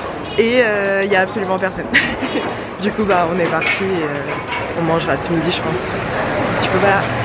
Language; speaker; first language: French; native; French